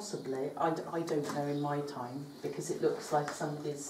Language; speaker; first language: English; native; English